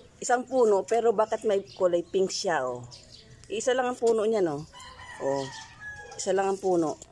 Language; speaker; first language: Filipino; non-native, local second language; Cebuano